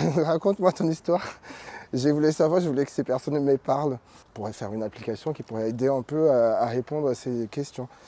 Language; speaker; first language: French; non-native, fluent; Portuguese